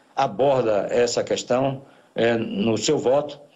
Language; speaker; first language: Portuguese; native; Portuguese